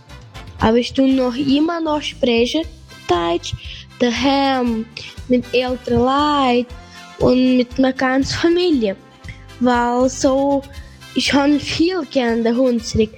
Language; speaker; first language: German; early bilingual, heritage; German